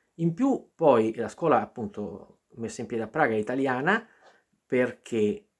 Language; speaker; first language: Italian; native; Italian